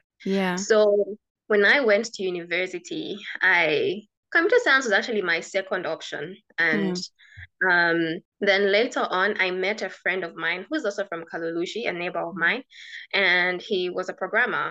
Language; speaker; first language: English; non-native, local second language; Bemba